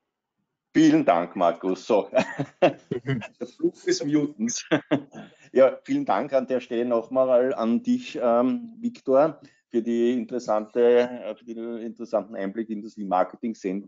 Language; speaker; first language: German; native; German